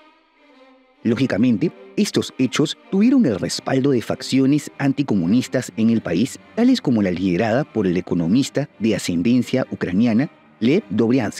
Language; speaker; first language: Spanish; native; Spanish